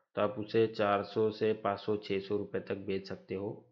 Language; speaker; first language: Hindi; non-native, local second language; Marathi